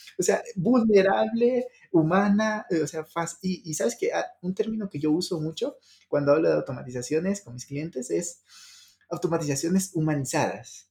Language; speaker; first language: Spanish; native; Spanish